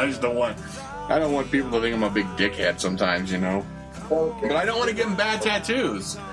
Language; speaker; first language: English; native; English